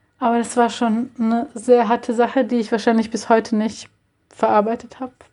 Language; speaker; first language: German; early bilingual, other home language; Bosnian